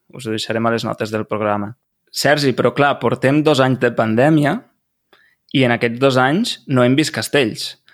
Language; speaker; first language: Catalan; native; Catalan